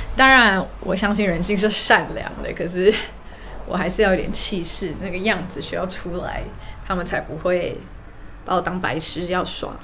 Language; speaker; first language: Chinese; early bilingual, other home language; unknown